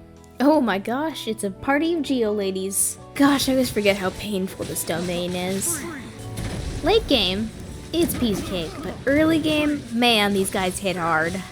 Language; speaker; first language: English; native; English